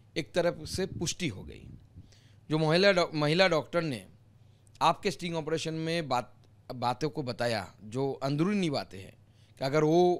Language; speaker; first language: Hindi; non-native, local second language; Bangla